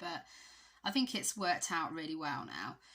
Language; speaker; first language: English; native; English